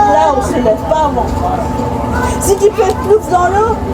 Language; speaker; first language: French; native; French